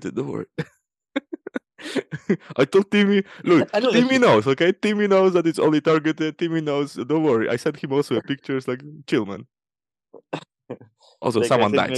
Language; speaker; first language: English; non-native, fluent; Polish